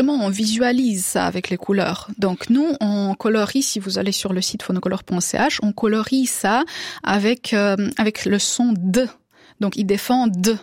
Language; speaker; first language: French; non-native, fluent; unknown